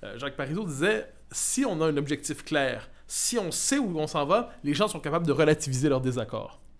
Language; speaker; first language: French; native; French